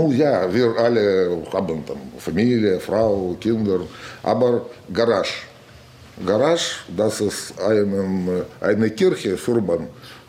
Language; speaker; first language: German; non-native, learner; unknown